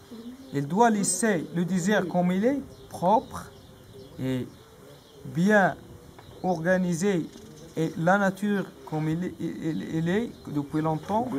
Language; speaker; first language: French; non-native, learner; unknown